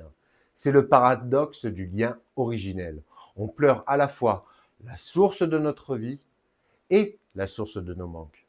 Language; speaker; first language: French; native; French